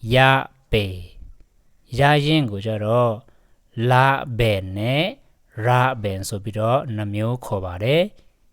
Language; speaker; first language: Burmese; non-native, local second language; Pa'o Karen